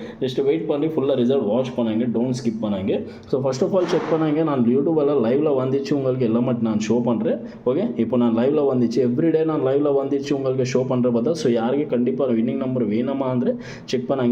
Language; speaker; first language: Tamil; non-native, learner; Kannada